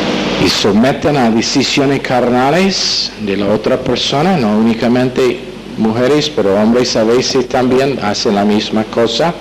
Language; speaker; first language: Spanish; non-native, fluent; English